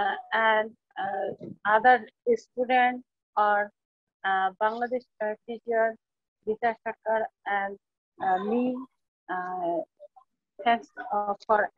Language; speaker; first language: English; non-native, learner; Bangla